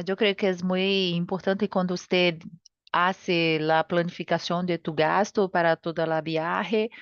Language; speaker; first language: Spanish; non-native, learner; Portuguese